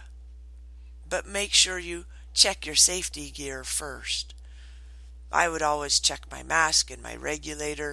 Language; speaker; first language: English; native; English